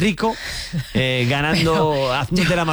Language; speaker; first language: Spanish; native; Spanish